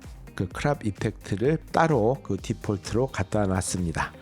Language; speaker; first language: Korean; native; Korean